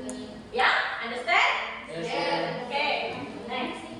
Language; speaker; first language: English; non-native, learner; Indonesian